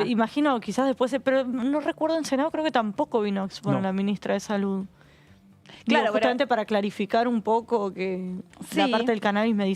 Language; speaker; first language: Spanish; native; Spanish